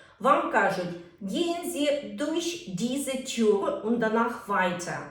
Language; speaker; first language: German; non-native, fluent; Ukrainian